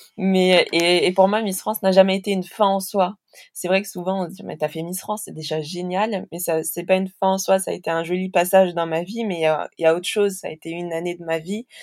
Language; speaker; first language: French; native; French